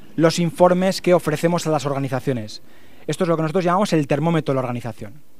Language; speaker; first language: Spanish; native; Spanish